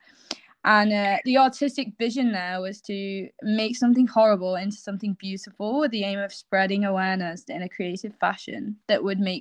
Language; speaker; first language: English; native; English